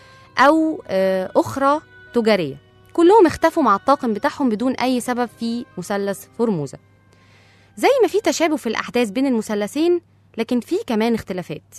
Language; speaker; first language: Arabic; native; Arabic